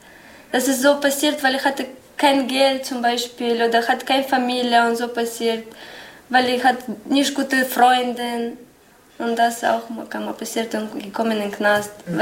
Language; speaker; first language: German; non-native, learner; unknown